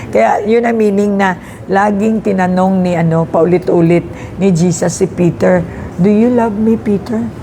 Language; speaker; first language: Filipino; non-native, local second language; Hiligaynon